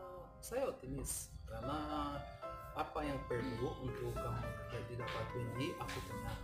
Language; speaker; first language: Indonesian; non-native, fluent; Portuguese